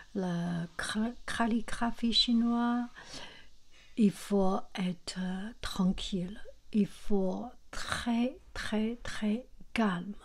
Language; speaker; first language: French; non-native, learner; Chinese